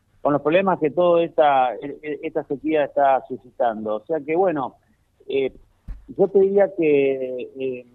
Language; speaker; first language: Spanish; native; Spanish